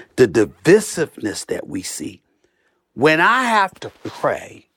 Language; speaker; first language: English; native; English